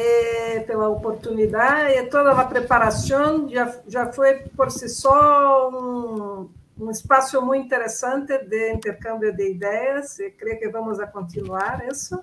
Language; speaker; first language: Portuguese; non-native, learner; Spanish